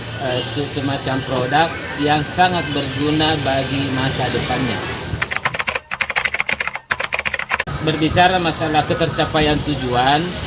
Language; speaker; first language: Indonesian; native; Indonesian